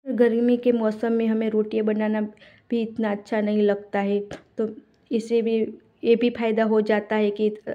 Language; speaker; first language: Hindi; non-native, local second language; Gujarati